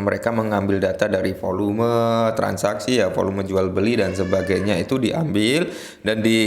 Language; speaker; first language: Indonesian; native; Indonesian